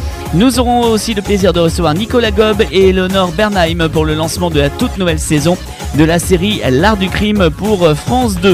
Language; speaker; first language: French; native; French